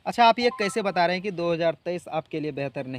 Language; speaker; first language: Hindi; native; Hindi